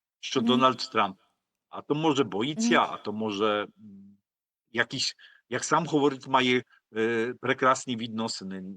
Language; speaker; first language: Polish; non-native, learner; Ukrainian